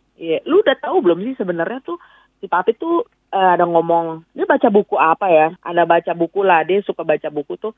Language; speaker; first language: Indonesian; native; Indonesian